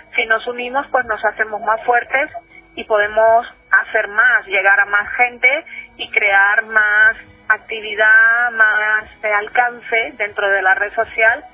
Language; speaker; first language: Spanish; native; Spanish